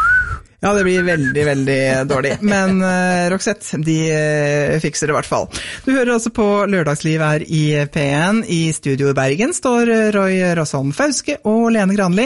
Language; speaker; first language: Norwegian; native; Norwegian